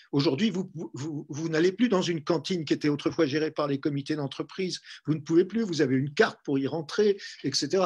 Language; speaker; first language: French; native; French